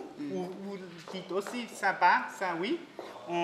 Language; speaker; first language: French; non-native, learner; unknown